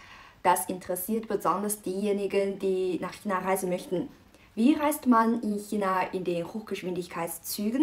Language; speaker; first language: German; non-native, fluent; Chinese